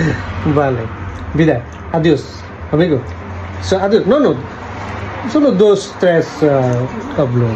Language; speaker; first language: Spanish; non-native, learner; Bangla